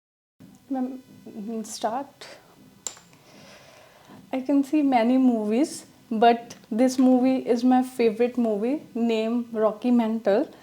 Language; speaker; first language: English; non-native, learner; Punjabi